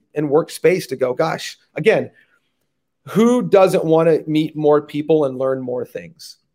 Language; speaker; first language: English; native; English